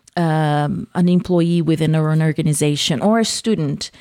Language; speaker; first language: English; non-native, fluent; Portuguese